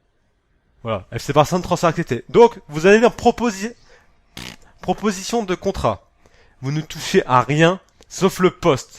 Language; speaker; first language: French; native; French